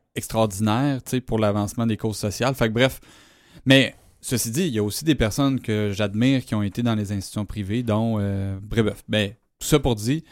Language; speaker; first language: French; native; French